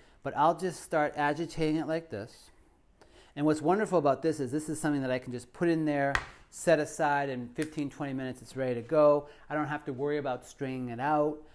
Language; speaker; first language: English; native; English